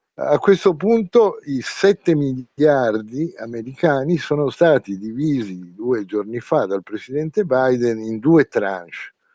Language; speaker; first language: Italian; native; Italian